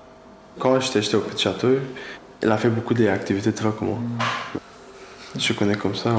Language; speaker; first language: French; non-native, learner; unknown